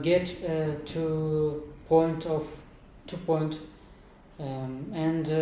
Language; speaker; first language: English; non-native, learner; Kazakh